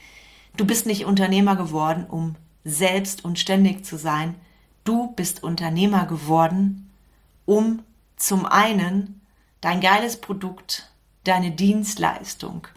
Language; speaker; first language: German; native; German